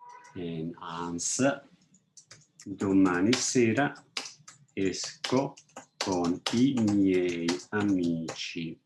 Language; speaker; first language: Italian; non-native, fluent; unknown